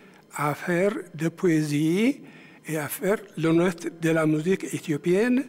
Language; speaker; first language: French; non-native, learner; Amharic